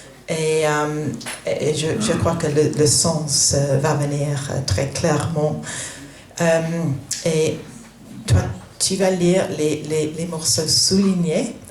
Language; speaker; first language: French; non-native, fluent; English